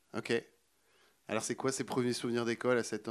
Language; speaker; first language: French; native; French